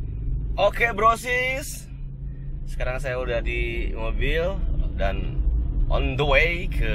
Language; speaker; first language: Indonesian; native; Indonesian